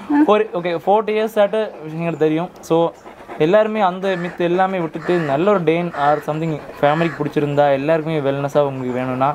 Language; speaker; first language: Tamil; native; Tamil